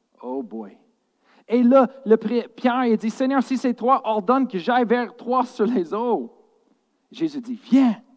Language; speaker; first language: French; non-native, fluent; English